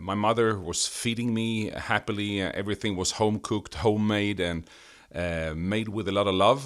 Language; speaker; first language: English; non-native, fluent; Swedish